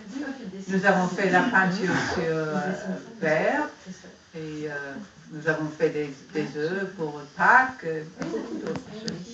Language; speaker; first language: French; non-native, learner; English